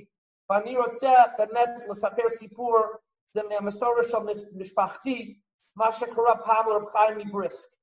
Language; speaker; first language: Hebrew; non-native, fluent; English